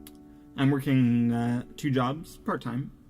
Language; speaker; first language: English; native; English